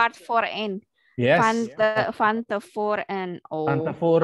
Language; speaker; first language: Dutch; non-native, learner; Indonesian